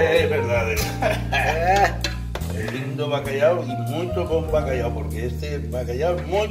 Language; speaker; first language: Portuguese; non-native, learner; Spanish